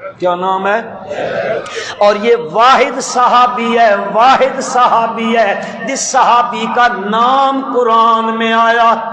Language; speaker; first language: Urdu; non-native, local second language; Punjabi